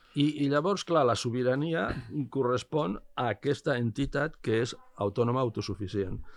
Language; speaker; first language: Catalan; non-native, local second language; Spanish